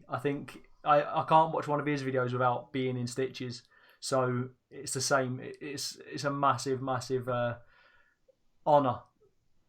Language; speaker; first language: English; native; English